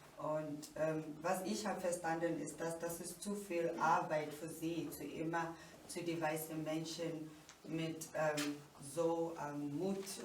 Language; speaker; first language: German; non-native, learner; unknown